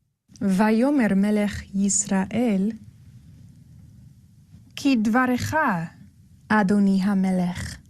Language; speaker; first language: Hebrew; non-native, learner; Spanish